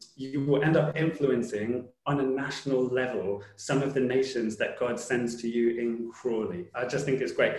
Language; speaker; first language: English; native; English